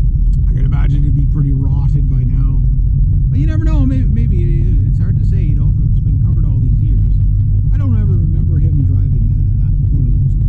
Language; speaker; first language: English; native; English